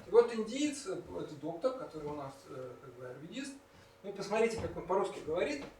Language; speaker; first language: Russian; native; Russian